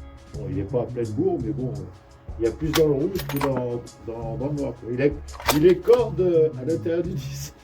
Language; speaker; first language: French; native; French